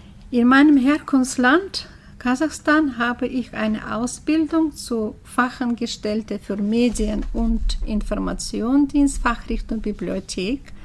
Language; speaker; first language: German; early bilingual, heritage; German